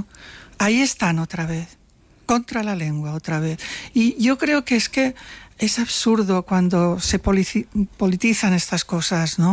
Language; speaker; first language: Spanish; non-native, local second language; Catalan